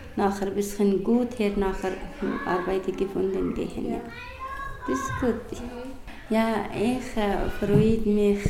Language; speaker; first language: German; non-native, learner; Persian